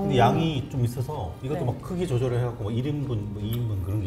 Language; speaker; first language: Korean; native; Korean